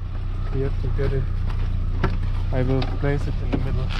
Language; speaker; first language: English; non-native, fluent; German